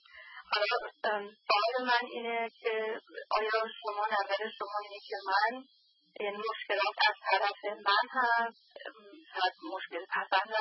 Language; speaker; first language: Persian; early bilingual, heritage; Persian